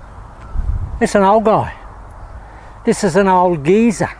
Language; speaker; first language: English; native; English